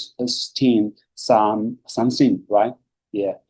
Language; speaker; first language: English; non-native, learner; Chinese